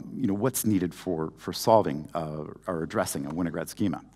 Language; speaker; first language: English; native; English